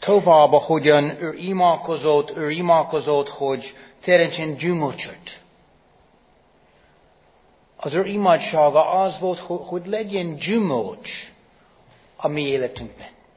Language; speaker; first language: Hungarian; non-native, fluent; English